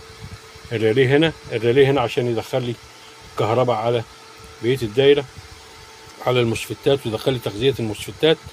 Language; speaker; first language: Arabic; native; Arabic